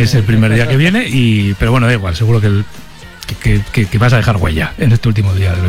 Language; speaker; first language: Spanish; native; Spanish